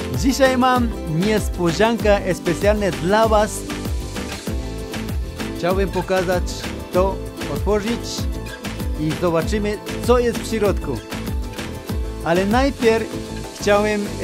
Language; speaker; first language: Polish; non-native, fluent; Spanish